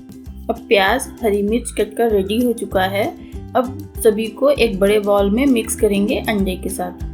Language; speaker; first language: Hindi; native; Hindi